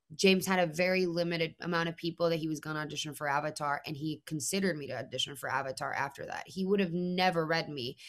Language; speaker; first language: English; non-native, fluent; Spanish